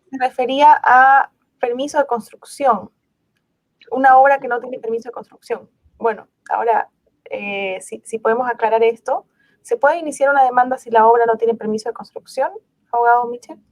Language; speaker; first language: Spanish; native; Spanish